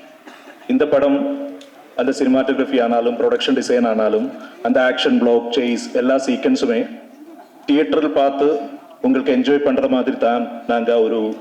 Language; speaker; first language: Tamil; non-native, learner; Malayalam